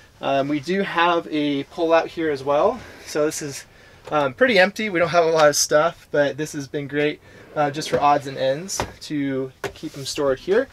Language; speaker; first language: English; native; English